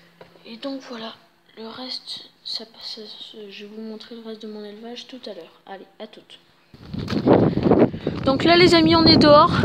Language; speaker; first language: French; native; French